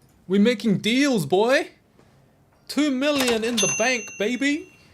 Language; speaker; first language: English; native; English